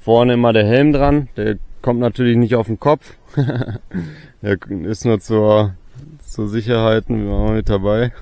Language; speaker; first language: German; native; German